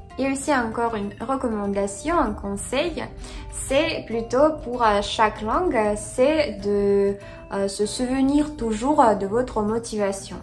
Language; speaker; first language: French; non-native, fluent; Russian